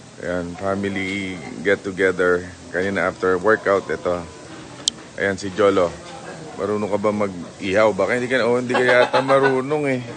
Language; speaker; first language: Filipino; native; Filipino